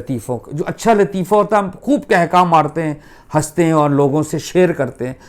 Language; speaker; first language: Urdu; native; Urdu